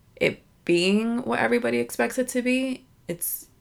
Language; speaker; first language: English; native; English